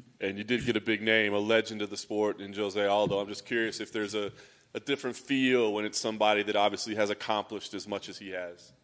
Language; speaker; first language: English; native; English